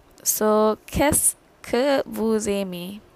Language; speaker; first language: French; non-native, learner; Malay